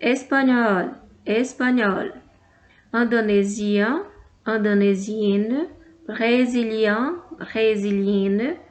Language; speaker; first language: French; non-native, fluent; Portuguese